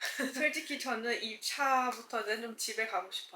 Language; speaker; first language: Korean; non-native, fluent; Chinese